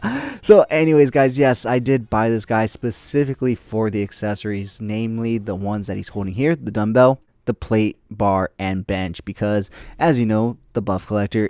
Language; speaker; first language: English; native; English